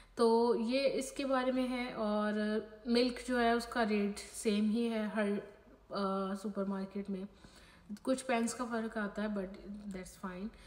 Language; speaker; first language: Urdu; native; Urdu